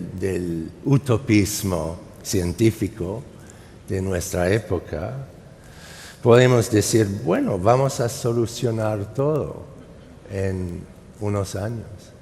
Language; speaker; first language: Spanish; non-native, fluent; English